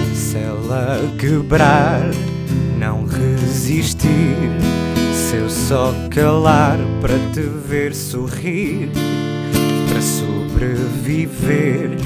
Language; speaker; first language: Portuguese; native; Portuguese